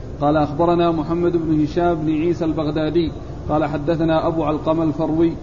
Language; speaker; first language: Arabic; native; Arabic